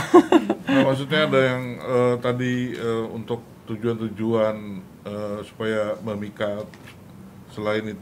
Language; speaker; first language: Indonesian; native; Indonesian